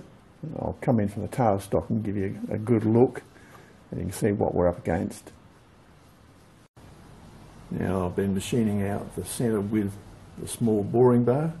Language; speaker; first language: English; native; English